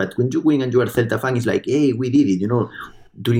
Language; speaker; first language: English; non-native, fluent; Spanish